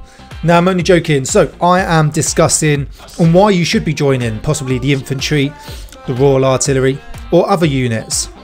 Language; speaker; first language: English; native; English